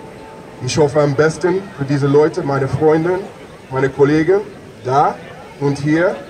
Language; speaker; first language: German; non-native, learner; English